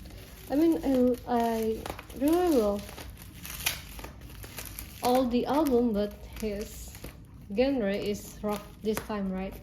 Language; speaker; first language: English; non-native, learner; Indonesian